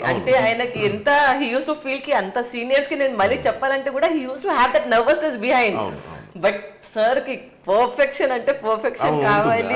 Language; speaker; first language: Telugu; non-native, local second language; Hindi